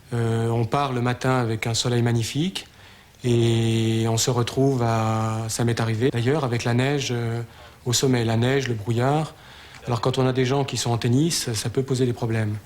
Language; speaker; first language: French; native; French